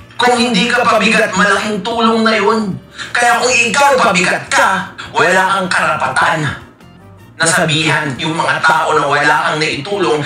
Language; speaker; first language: Filipino; native; Filipino